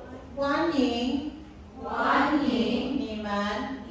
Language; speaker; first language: Chinese; non-native, fluent; Filipino